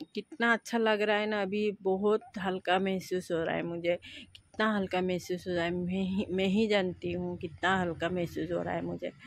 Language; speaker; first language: Hindi; non-native, local second language; Nepali